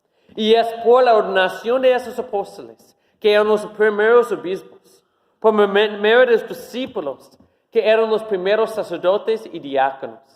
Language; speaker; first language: Spanish; non-native, fluent; English